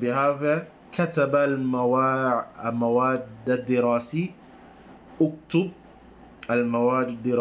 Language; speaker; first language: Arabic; non-native, fluent; English